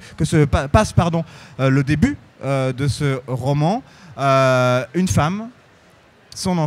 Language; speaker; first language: French; native; French